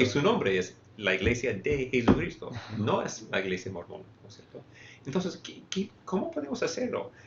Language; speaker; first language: Spanish; non-native, fluent; English